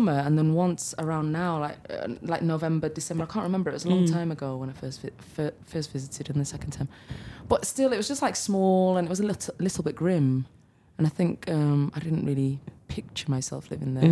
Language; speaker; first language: English; native; English